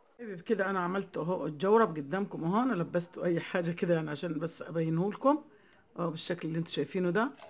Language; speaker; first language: Arabic; native; Arabic